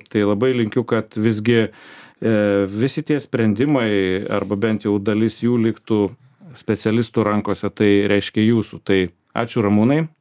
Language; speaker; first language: Lithuanian; native; Lithuanian